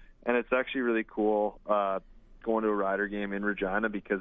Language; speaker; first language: English; native; English